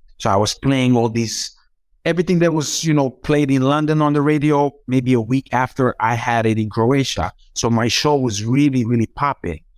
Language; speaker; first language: English; non-native, fluent; Croatian